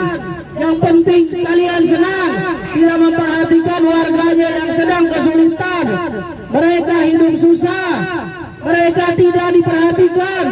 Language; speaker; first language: Indonesian; native; Indonesian